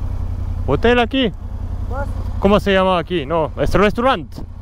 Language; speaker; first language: Spanish; non-native, learner; French